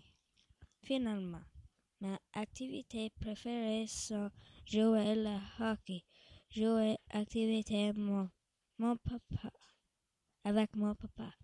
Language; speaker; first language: French; non-native, learner; English